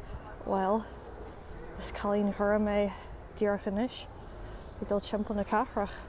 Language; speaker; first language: Irish; non-native, local second language; English